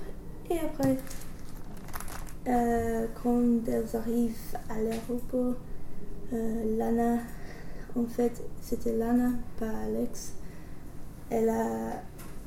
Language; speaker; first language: French; non-native, learner; English